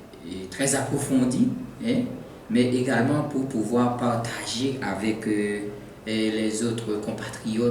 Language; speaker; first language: French; non-native, local second language; Haitian Creole